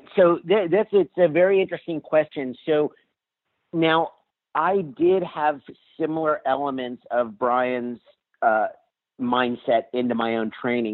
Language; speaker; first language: English; native; English